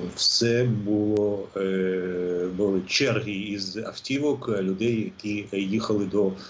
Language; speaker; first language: Ukrainian; native; Ukrainian